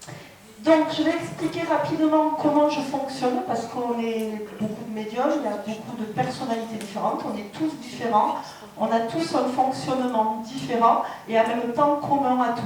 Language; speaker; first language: French; native; French